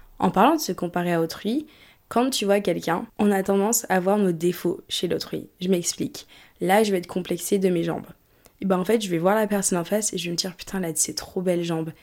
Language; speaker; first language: French; early bilingual, other home language; English